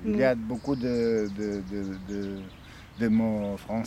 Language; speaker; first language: French; non-native, fluent; Serbian